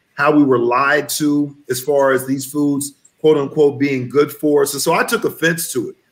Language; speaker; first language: English; native; English